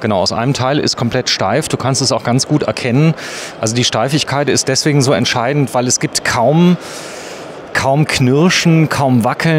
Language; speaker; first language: German; native; German